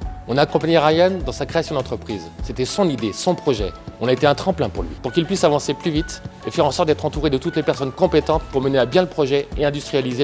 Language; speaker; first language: French; native; French